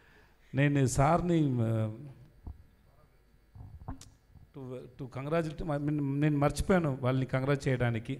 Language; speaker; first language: Telugu; non-native, learner; Tamil